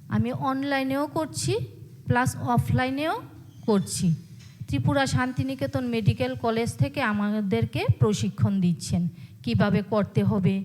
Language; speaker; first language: Bangla; native; Bangla